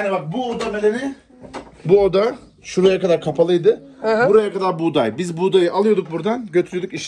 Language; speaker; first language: Turkish; native; Turkish